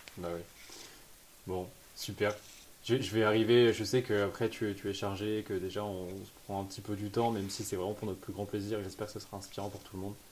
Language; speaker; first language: French; native; French